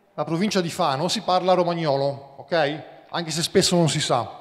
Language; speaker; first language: Italian; native; Italian